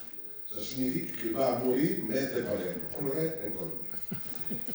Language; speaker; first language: French; non-native, learner; Italian